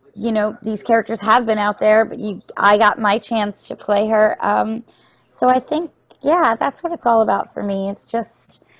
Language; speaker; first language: English; native; English